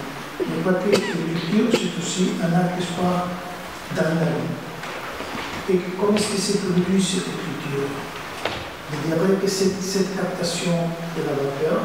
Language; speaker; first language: French; non-native, fluent; Spanish